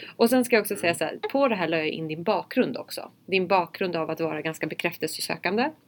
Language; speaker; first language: Swedish; early bilingual, other home language; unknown